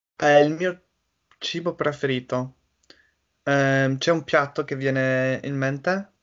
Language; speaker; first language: Italian; non-native, learner; English